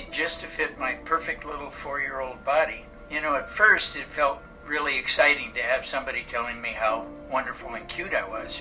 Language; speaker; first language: English; native; English